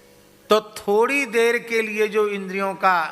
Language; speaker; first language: Hindi; native; Hindi